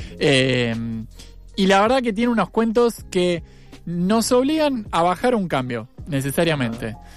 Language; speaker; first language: Spanish; native; Spanish